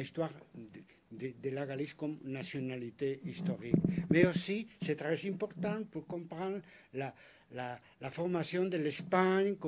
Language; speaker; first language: French; non-native, fluent; Spanish